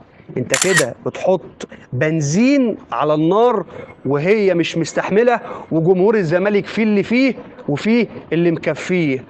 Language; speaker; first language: Arabic; native; Arabic